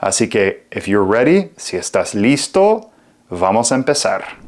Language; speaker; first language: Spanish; non-native, fluent; English